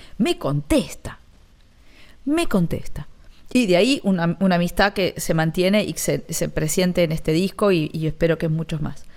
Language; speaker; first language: Spanish; native; Spanish